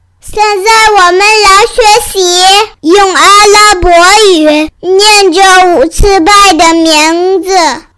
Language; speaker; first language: Chinese; early bilingual, heritage; Chinese